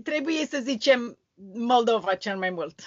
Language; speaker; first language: Romanian; non-native, learner; English